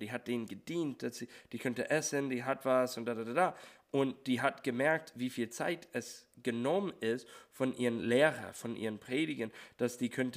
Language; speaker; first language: German; non-native, learner; English